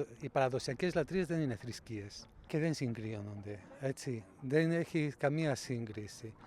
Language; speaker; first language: Greek; non-native, fluent; Spanish